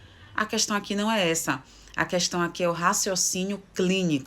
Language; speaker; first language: Portuguese; native; Portuguese